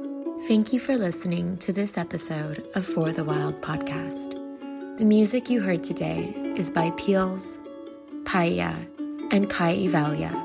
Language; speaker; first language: English; native; English